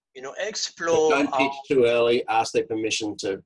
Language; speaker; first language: English; non-native, fluent; French